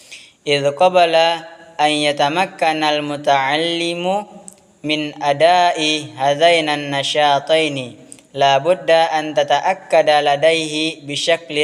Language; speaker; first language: Arabic; non-native, learner; Indonesian